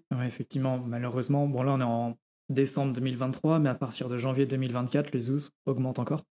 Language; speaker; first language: French; native; French